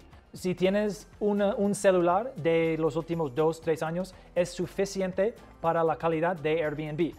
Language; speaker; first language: Spanish; non-native, fluent; English